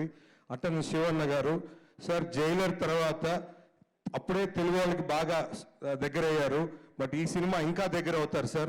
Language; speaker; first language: Telugu; native; Telugu